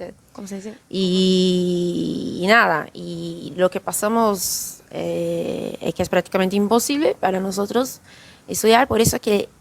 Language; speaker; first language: Spanish; non-native, fluent; Portuguese